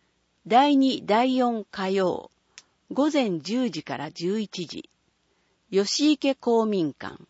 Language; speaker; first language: Japanese; native; Japanese